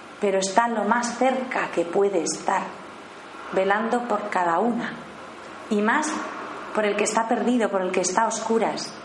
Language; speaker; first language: Spanish; native; Spanish